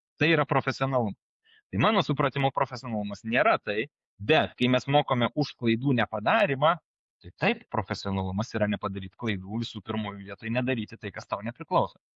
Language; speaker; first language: Lithuanian; native; Lithuanian